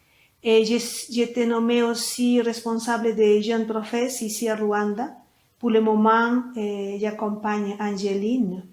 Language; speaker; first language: French; non-native, fluent; Spanish